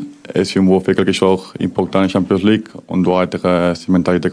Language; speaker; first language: French; non-native, learner; Spanish